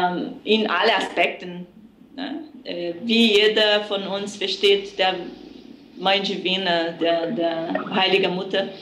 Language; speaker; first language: German; non-native, fluent; Portuguese